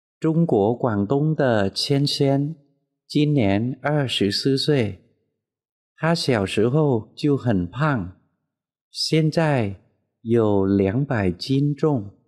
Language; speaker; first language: Chinese; non-native, fluent; Vietnamese